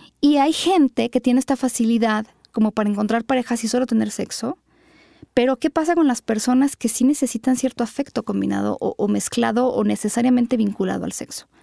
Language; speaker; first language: Spanish; native; Spanish